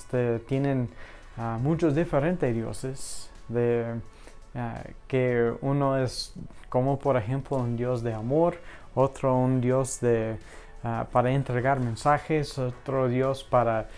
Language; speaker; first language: Spanish; non-native, fluent; English